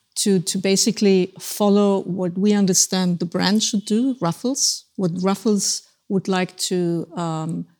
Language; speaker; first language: English; non-native, fluent; German